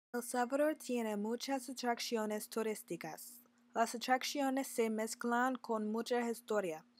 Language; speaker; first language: Spanish; non-native, learner; English